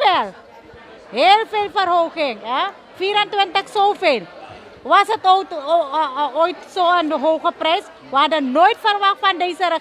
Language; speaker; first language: Dutch; non-native, local second language; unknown